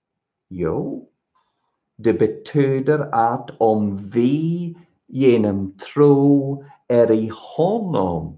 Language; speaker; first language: Swedish; non-native, fluent; English